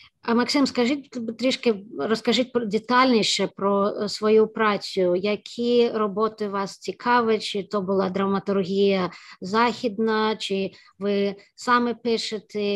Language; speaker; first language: Ukrainian; native; Ukrainian